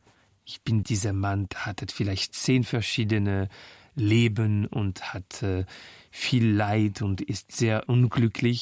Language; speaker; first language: German; non-native, fluent; French